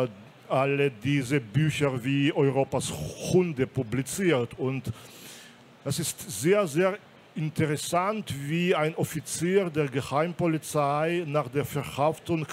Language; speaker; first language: German; non-native, fluent; Belarusian